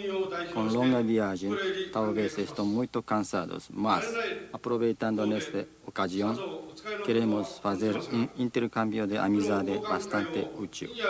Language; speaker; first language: Portuguese; non-native, learner; Japanese